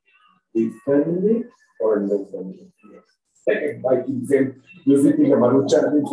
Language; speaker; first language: English; non-native, fluent; Spanish